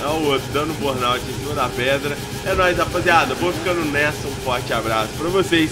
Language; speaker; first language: Portuguese; native; Portuguese